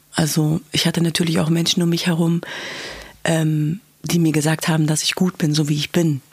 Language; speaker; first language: German; early bilingual, other home language; Kurdish